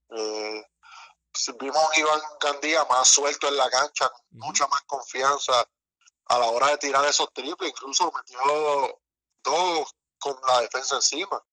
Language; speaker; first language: Spanish; native; Spanish